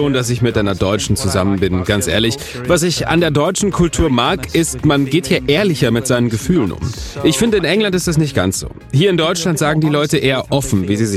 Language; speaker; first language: German; non-native, fluent; English